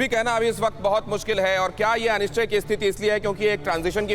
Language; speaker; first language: Hindi; native; Hindi